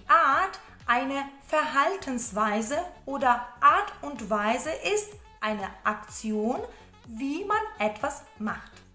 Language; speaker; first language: German; non-native, fluent; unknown